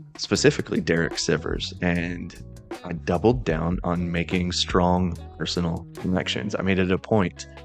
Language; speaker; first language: English; native; English